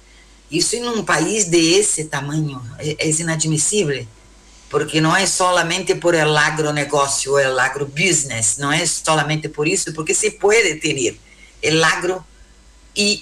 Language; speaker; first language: Spanish; non-native, learner; Portuguese